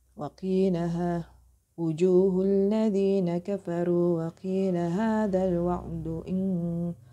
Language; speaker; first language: Arabic; non-native, learner; Indonesian